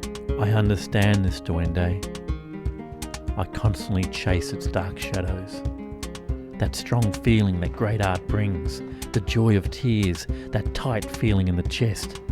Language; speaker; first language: English; native; English